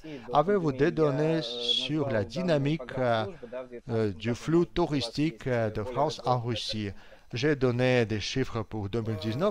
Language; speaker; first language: French; non-native, fluent; Russian